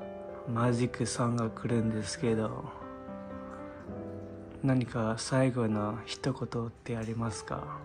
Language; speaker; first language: Japanese; non-native, learner; Nepali